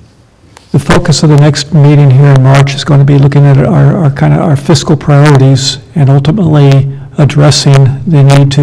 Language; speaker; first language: English; native; English